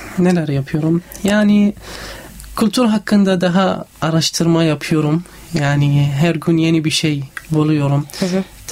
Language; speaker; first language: Turkish; non-native, learner; Arabic